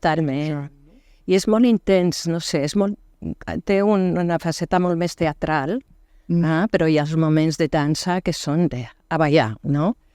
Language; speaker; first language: Catalan; non-native, fluent; French